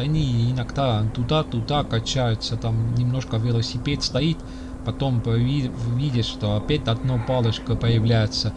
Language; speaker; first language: Russian; non-native, local second language; Estonian